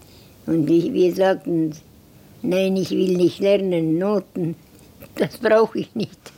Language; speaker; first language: German; non-native, learner; Estonian